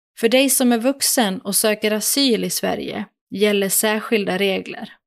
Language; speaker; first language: Swedish; native; Swedish